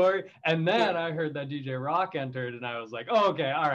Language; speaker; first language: English; native; English